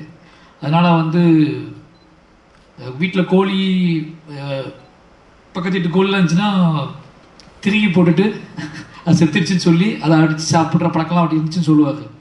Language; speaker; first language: Tamil; native; Tamil